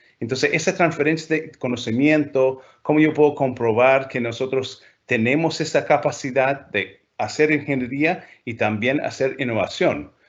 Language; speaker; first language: Spanish; non-native, fluent; English